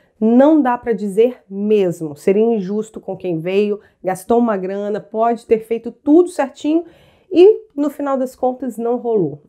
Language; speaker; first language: Portuguese; native; Portuguese